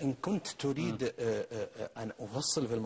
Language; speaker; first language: Arabic; native; Arabic